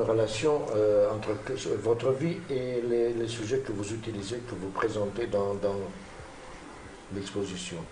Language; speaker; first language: French; non-native, fluent; Romanian